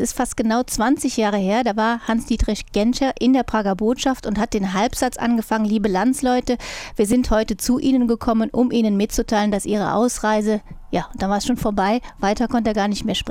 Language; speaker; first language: German; native; German